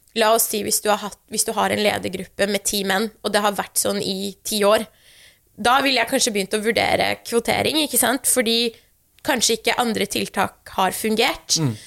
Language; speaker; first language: Norwegian; early bilingual, other home language; Persian